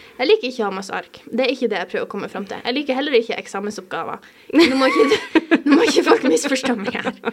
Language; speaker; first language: Norwegian; native; Norwegian